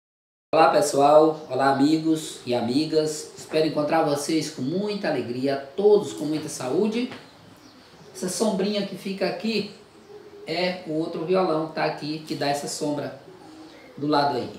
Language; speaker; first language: Portuguese; native; Portuguese